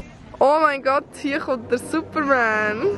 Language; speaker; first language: German; native; German